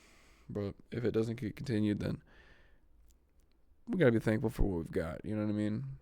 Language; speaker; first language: English; native; English